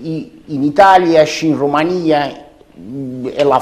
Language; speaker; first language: Romanian; non-native, learner; Italian